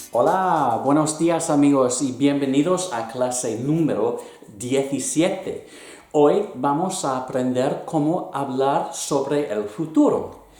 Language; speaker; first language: Spanish; non-native, fluent; English